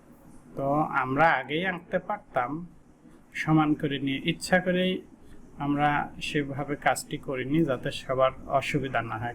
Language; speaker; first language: Bangla; native; Bangla